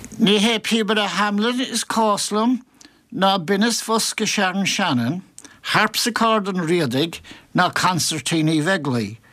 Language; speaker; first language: Irish; native; Irish